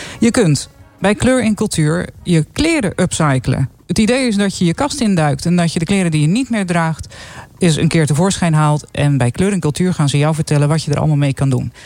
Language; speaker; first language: Dutch; native; Dutch